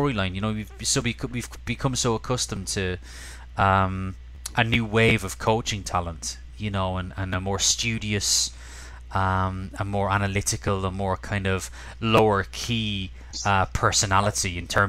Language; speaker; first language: English; native; English